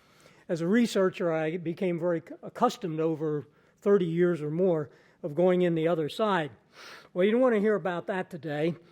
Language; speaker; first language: English; native; English